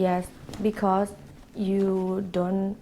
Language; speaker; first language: English; non-native, learner; Thai